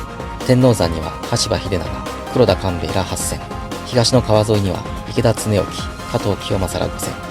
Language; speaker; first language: Japanese; native; Japanese